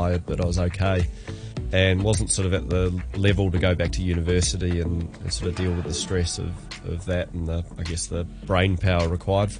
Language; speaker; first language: English; native; English